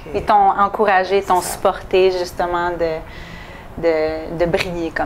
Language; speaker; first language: French; native; French